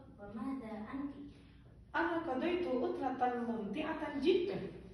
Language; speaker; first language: Arabic; non-native, learner; Indonesian